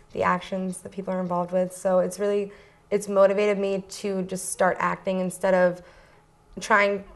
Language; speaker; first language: English; native; English